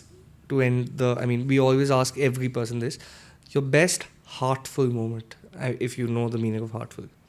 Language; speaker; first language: English; non-native, local second language; Hindi